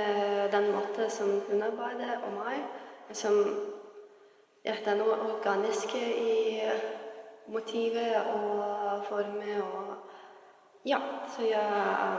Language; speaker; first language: Norwegian; non-native, learner; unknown